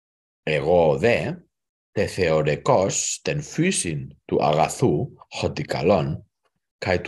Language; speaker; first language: Greek; non-native, learner; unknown